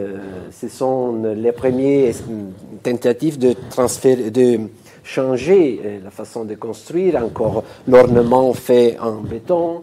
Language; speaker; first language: French; non-native, fluent; Italian